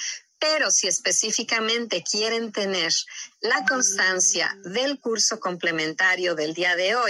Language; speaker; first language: Spanish; native; Spanish